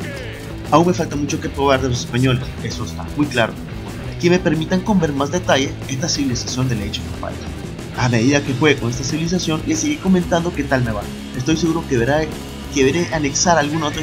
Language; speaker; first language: Spanish; native; Spanish